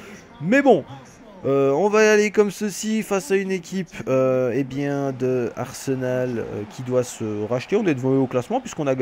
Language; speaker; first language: French; native; French